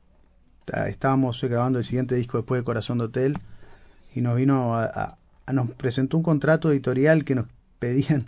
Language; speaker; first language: Spanish; native; Spanish